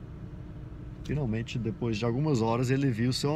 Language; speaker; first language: Portuguese; non-native, fluent; English